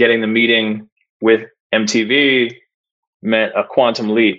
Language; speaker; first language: English; native; English